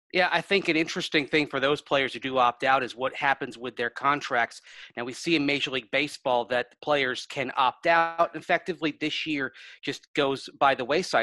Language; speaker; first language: English; native; English